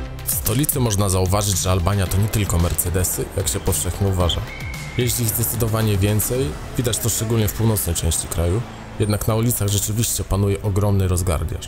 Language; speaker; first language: Polish; native; Polish